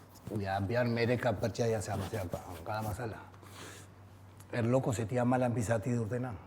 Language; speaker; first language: Indonesian; non-native, fluent; Spanish